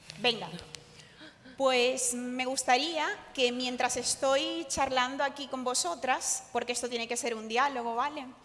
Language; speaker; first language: Spanish; native; Spanish